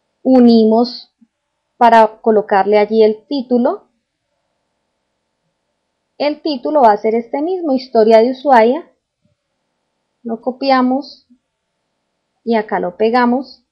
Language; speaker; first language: Spanish; native; Spanish